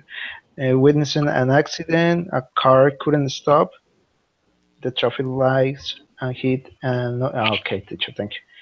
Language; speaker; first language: English; non-native, learner; Spanish